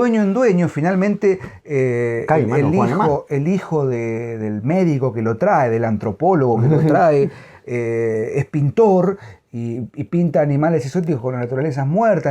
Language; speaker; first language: Spanish; native; Spanish